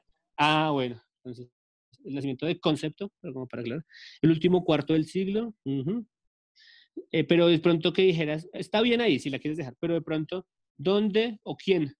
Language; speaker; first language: Spanish; native; Spanish